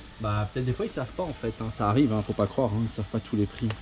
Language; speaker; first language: French; native; French